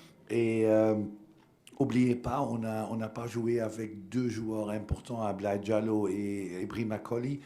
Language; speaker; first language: French; non-native, learner; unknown